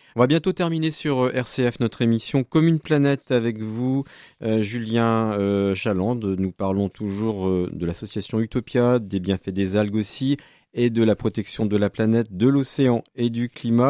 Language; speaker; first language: French; native; French